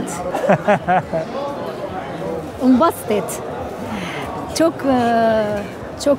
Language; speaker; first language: Turkish; non-native, fluent; Arabic